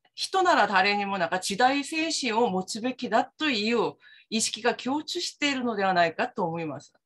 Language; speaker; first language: Japanese; non-native, fluent; Korean